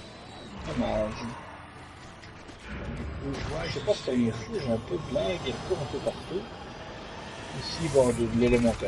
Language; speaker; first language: French; native; French